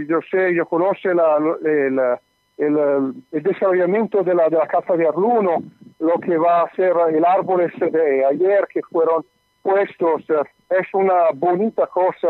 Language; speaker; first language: Spanish; non-native, learner; Italian